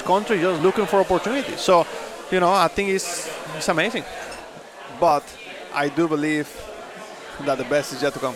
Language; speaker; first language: English; non-native, fluent; Spanish